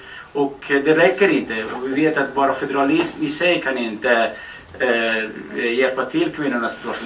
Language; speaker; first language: Swedish; non-native, fluent; Baluchi